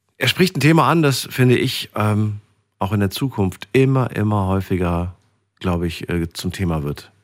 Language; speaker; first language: German; native; German